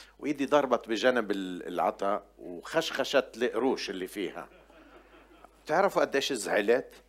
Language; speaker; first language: Arabic; non-native, local second language; Armenian